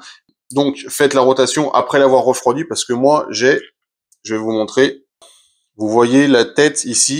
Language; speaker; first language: French; native; French